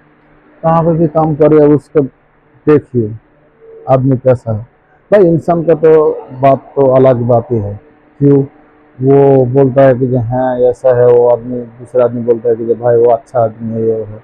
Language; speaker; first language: Hindi; non-native, fluent; Bangla